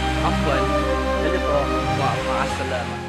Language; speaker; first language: Arabic; non-native, learner; Malay